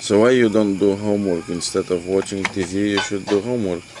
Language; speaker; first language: English; non-native, learner; Polish